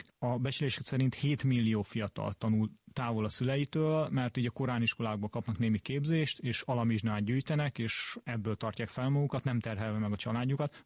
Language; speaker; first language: Hungarian; native; Hungarian